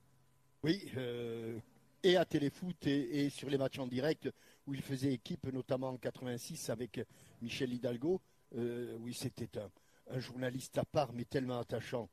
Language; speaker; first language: French; native; French